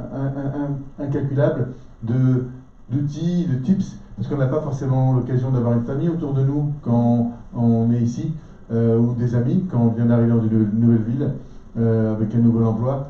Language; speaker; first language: French; native; French